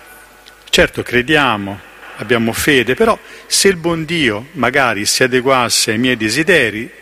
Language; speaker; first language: Italian; native; Italian